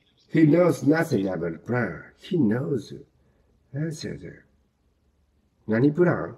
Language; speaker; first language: English; non-native, learner; Japanese